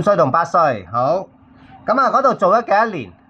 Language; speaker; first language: Cantonese; native; Cantonese